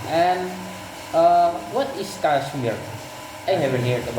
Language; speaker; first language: English; non-native, learner; Indonesian